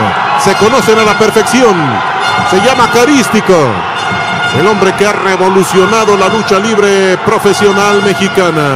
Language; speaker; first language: Spanish; native; Spanish